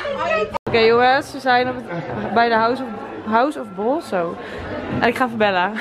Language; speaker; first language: Dutch; native; Dutch